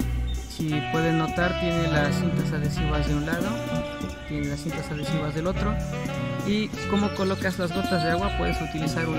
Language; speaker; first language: Spanish; native; Spanish